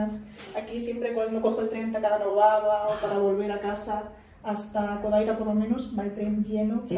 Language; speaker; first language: Spanish; native; Spanish